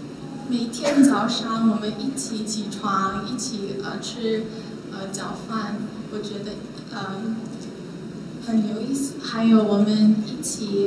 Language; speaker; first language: Chinese; non-native, learner; Korean